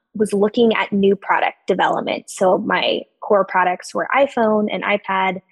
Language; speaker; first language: English; native; English